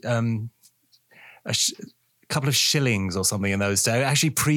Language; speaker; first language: English; native; English